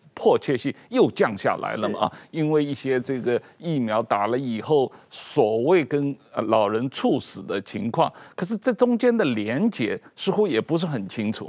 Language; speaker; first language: Chinese; native; Chinese